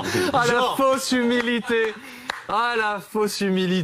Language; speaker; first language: French; native; French